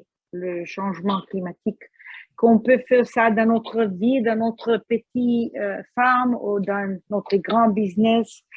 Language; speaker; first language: French; non-native, fluent; Hebrew